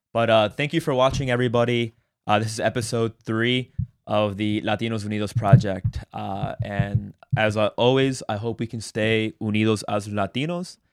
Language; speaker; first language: English; early bilingual, other home language; Spanish